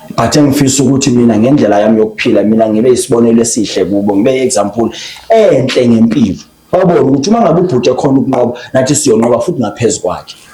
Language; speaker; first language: Zulu; non-native, local second language; Xhosa